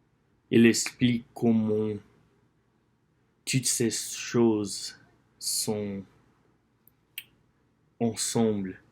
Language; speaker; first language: French; non-native, learner; English